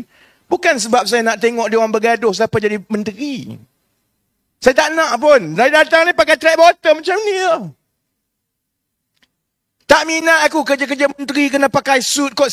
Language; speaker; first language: Malay; native; Malay